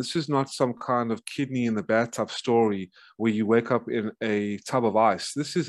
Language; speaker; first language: English; native; English